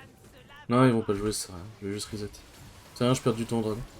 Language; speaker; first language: French; native; French